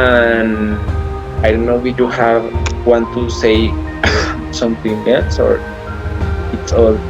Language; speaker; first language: English; non-native, learner; Spanish